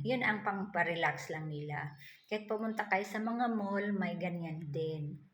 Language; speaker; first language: Filipino; non-native, local second language; Cebuano